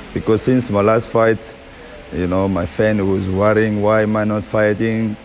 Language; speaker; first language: English; non-native, fluent; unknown